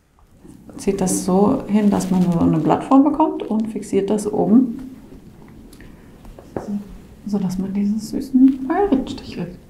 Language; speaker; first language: German; native; German